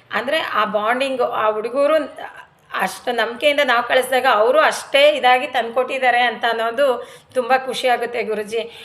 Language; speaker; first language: Kannada; non-native, local second language; Telugu